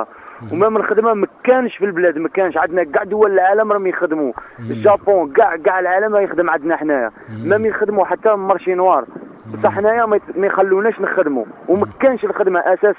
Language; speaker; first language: Arabic; native; Arabic